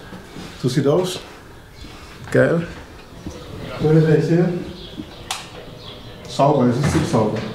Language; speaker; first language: German; non-native, learner; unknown